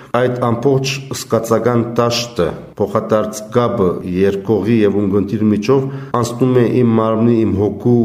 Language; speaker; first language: Armenian; early bilingual, heritage; Armenian